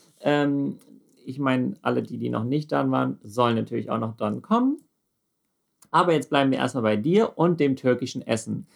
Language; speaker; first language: German; native; German